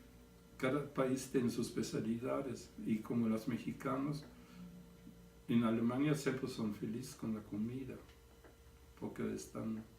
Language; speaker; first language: Spanish; non-native, fluent; German